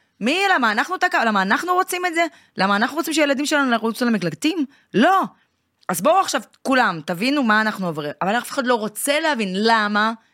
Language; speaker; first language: Hebrew; non-native, fluent; Russian